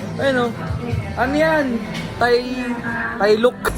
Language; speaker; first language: Filipino; native; Filipino